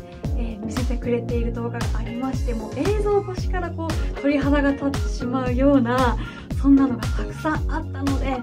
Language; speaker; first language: Japanese; native; Japanese